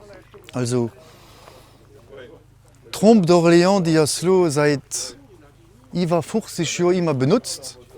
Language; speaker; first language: German; non-native, local second language; Luxembourgish